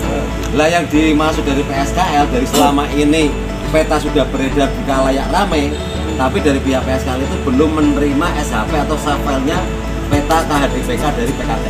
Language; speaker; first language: Indonesian; native; Indonesian